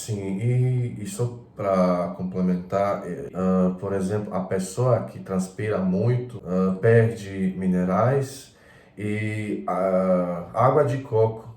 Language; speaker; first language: Portuguese; non-native, fluent; Croatian